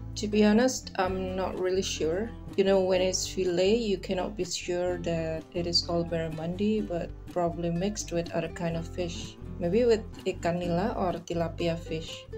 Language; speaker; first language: English; non-native, fluent; Indonesian